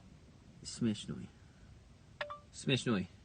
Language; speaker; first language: Russian; non-native, learner; English